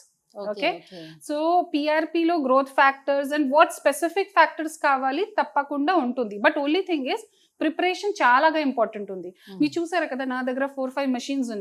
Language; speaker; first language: Telugu; non-native, fluent; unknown